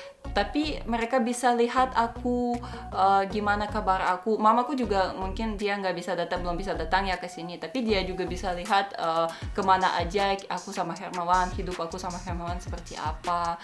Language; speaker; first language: Indonesian; non-native, fluent; Russian